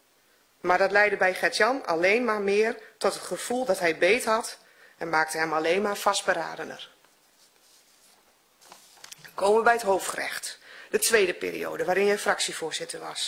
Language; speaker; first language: Dutch; native; Dutch